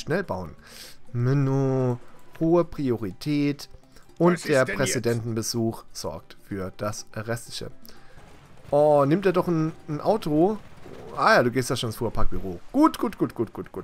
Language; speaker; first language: German; native; German